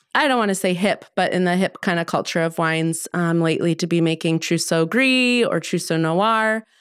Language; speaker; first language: English; native; English